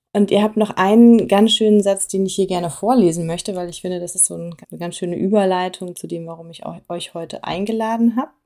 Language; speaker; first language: German; native; German